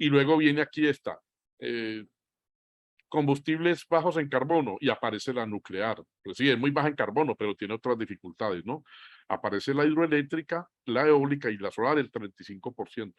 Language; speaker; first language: Spanish; native; Spanish